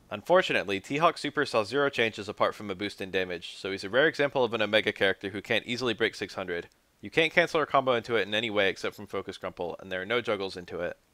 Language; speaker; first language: English; native; English